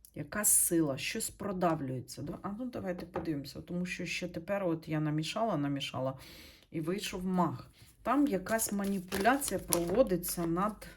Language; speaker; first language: Ukrainian; non-native, local second language; Russian